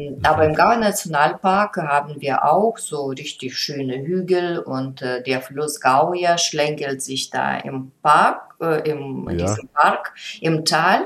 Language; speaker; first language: German; non-native, fluent; Lithuanian